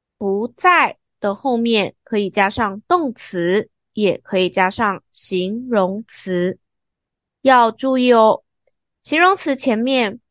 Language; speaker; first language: Chinese; native; Chinese